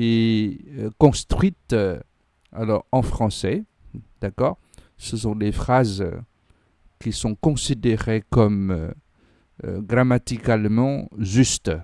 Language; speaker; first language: French; non-native, fluent; Khmer